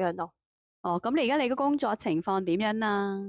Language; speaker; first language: Cantonese; native; Cantonese